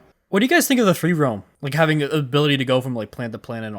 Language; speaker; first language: English; native; English